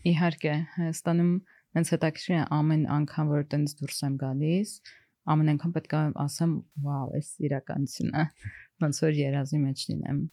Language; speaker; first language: Armenian; early bilingual, heritage; Armenian